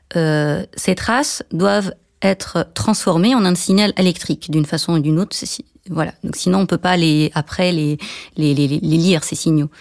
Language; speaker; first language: French; non-native, local second language; Arabic